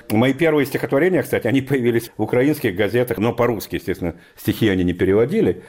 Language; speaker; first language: Russian; native; Russian